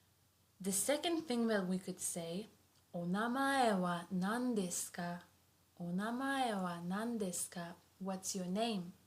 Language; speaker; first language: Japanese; non-native, fluent; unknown